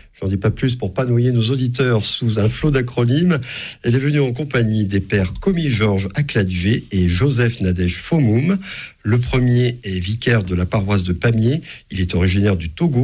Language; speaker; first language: French; native; French